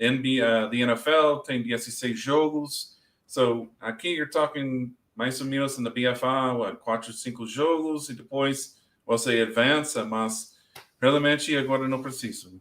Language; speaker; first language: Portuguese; non-native, learner; English